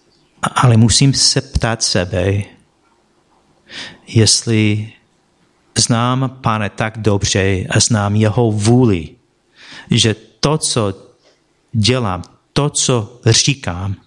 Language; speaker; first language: Czech; non-native, fluent; English